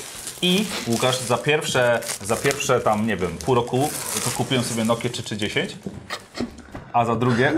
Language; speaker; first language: Polish; native; Polish